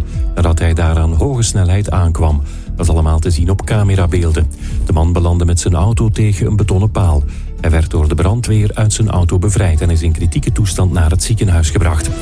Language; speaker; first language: Dutch; native; Dutch